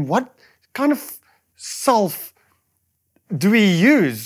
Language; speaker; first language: English; non-native, local second language; Afrikaans